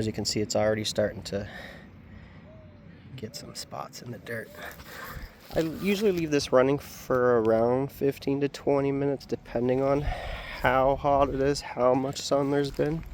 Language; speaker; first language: English; native; English